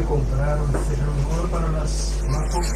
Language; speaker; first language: Spanish; non-native, fluent; Chinese